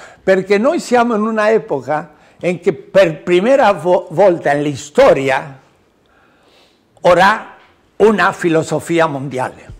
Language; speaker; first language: Italian; non-native, learner; Spanish